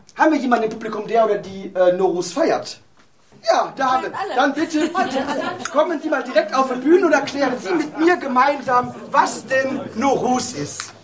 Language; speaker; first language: German; native; German